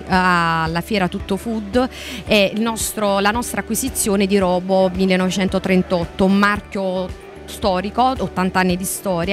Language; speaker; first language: Italian; native; Italian